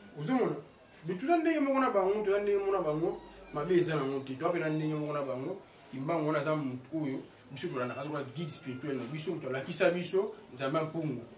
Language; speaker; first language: Lingala; non-native, local second language; Kongo